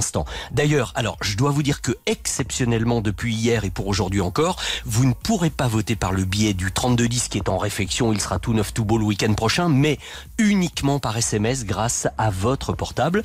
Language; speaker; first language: French; native; French